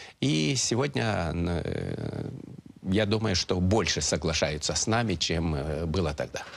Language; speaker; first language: Russian; non-native, local second language; Romanian